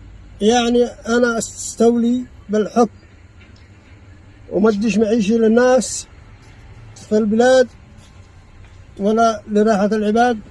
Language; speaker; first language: Arabic; native; Arabic